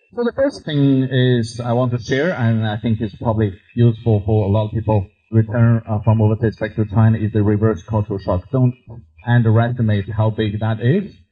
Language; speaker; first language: English; non-native, fluent; Chinese